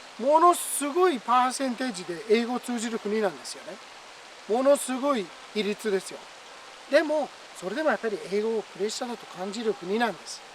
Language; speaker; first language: Japanese; non-native, fluent; Persian